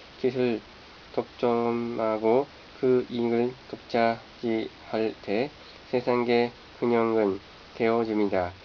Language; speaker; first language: Korean; non-native, fluent; Japanese